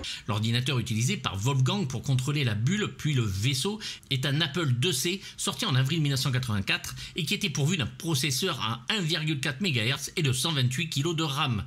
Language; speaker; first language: French; native; French